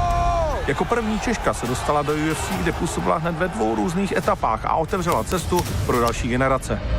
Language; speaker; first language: Czech; native; Czech